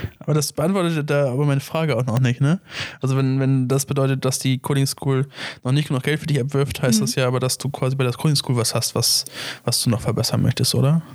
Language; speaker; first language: German; native; German